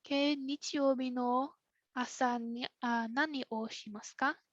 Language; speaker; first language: Japanese; non-native, fluent; English